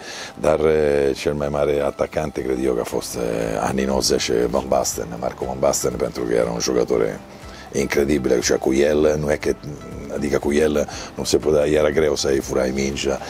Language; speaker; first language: Romanian; non-native, learner; Italian